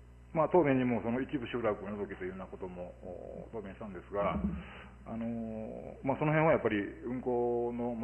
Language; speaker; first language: Japanese; native; Japanese